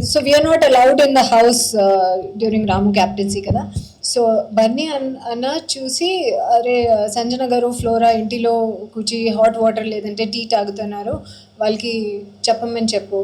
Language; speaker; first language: Telugu; non-native, learner; Hindi